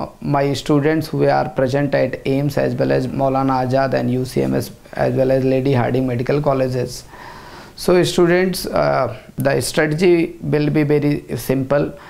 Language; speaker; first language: English; non-native, local second language; Hindi